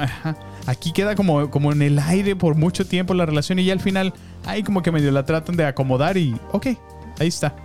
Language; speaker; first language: Spanish; native; Spanish